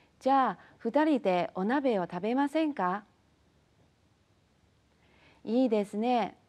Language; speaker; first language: Japanese; non-native, fluent; Chinese